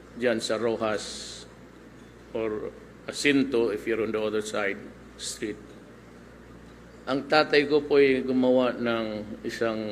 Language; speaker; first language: Filipino; non-native, local second language; Cebuano